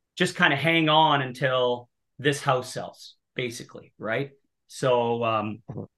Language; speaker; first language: English; native; English